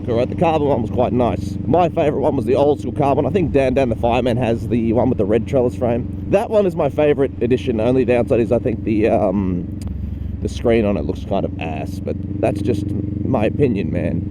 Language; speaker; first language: English; native; English